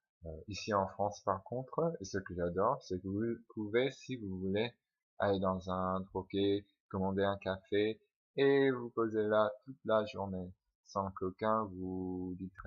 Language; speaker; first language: French; non-native, fluent; English